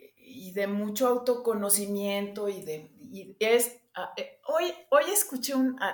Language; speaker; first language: Spanish; non-native, local second language; English